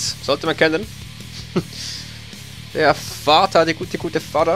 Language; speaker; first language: German; native; German